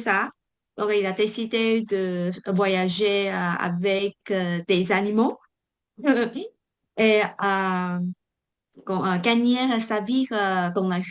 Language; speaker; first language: French; non-native, learner; Chinese